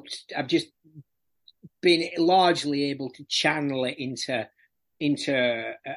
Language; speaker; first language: English; native; English